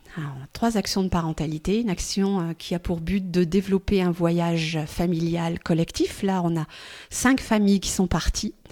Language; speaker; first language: French; native; French